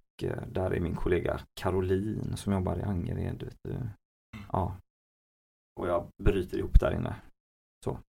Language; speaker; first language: Swedish; native; Swedish